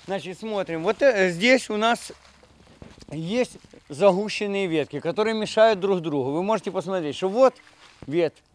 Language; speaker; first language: Russian; non-native, local second language; Ukrainian